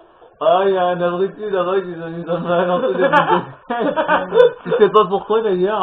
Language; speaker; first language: French; native; French